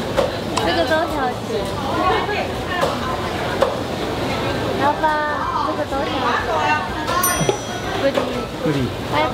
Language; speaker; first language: Chinese; non-native, fluent; Japanese